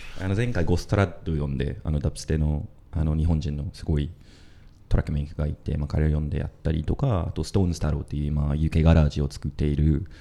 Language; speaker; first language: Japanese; non-native, fluent; English